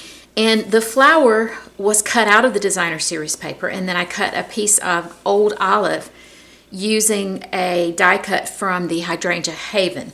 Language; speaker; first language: English; native; English